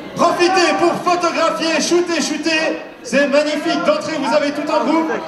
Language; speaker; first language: French; native; French